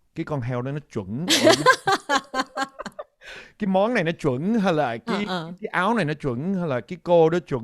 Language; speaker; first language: Vietnamese; early bilingual, heritage; English